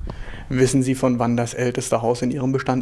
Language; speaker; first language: German; native; German